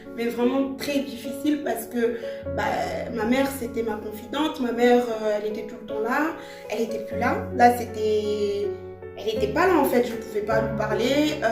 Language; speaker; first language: French; early bilingual, other home language; Lingala